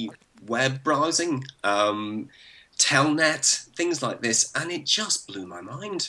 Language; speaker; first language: English; native; English